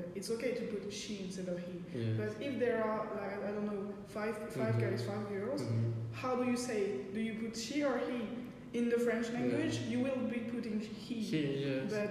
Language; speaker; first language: English; non-native, learner; French